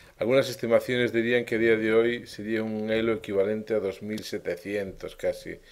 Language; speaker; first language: Spanish; native; Spanish